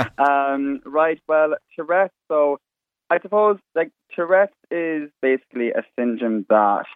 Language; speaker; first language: English; native; English